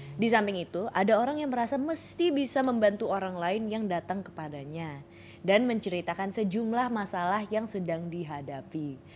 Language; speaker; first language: Indonesian; native; Indonesian